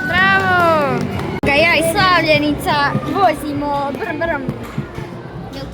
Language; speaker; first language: Bosnian; early bilingual, heritage; Bosnian